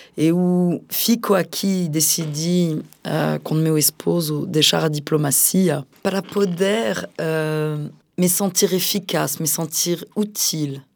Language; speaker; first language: Portuguese; non-native, fluent; French